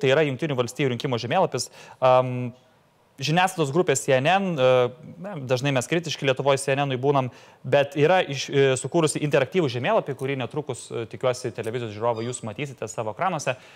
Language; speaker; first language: Lithuanian; native; Lithuanian